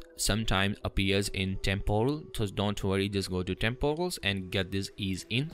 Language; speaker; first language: English; non-native, fluent; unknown